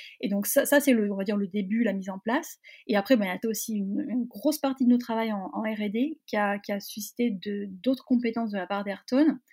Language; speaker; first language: French; native; French